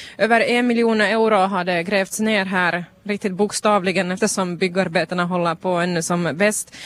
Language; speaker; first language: Swedish; native; Swedish